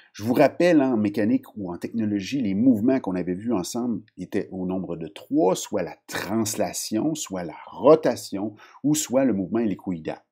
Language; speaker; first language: French; native; French